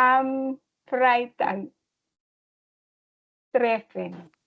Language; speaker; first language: German; non-native, learner; Filipino